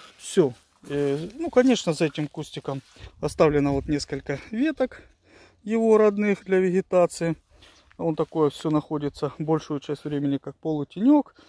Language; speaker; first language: Russian; native; Russian